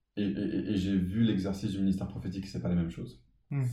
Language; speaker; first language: French; early bilingual, other home language; English